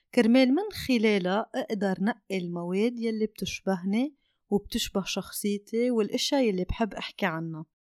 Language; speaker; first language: Arabic; non-native, local second language; Armenian